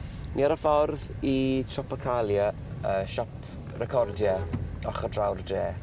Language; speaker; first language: Welsh; native; Welsh